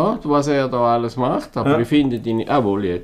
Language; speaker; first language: German; native; German